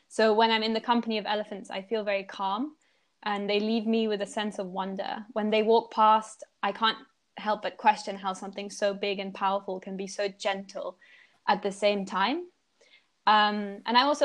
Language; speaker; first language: English; native; English